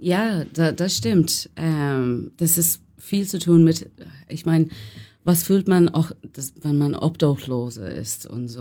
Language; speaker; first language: German; non-native, learner; English